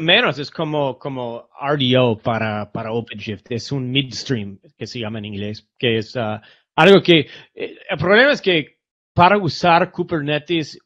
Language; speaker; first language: Spanish; non-native, fluent; English